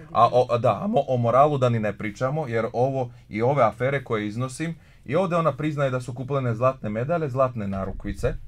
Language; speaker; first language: Croatian; non-native, local second language; Slovak